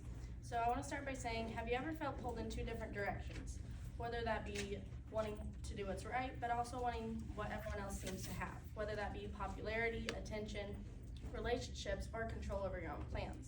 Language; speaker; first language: English; native; English